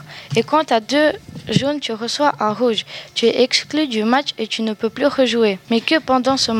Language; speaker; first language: French; native; French